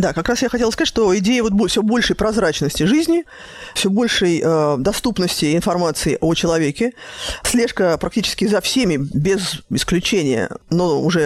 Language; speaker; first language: Russian; native; Russian